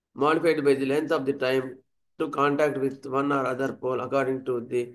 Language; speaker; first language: English; non-native, local second language; Telugu